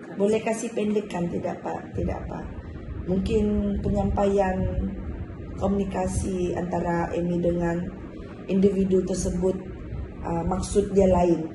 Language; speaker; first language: Malay; non-native, local second language; Chinese